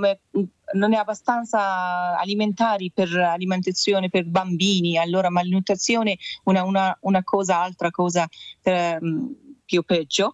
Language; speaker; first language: Italian; non-native, learner; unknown